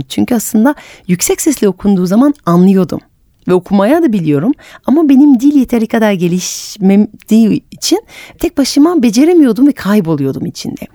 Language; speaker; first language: Turkish; non-native, fluent; French